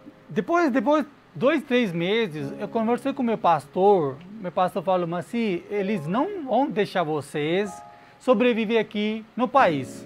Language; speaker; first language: Portuguese; non-native, learner; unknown